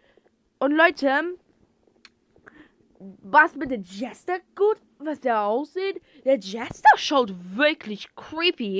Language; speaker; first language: German; non-native, learner; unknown